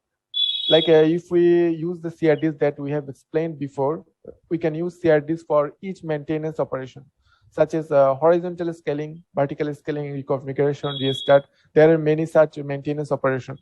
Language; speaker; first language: English; non-native, local second language; Bangla